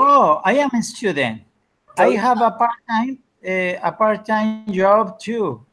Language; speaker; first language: English; non-native, learner; Spanish